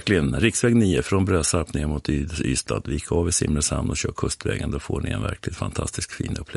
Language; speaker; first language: Swedish; native; Swedish